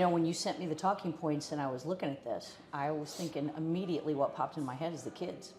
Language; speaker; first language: English; native; English